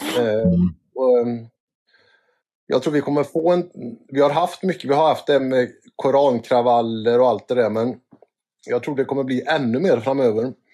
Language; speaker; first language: Swedish; native; Swedish